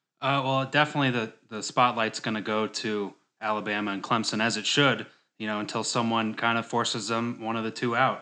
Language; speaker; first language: English; native; English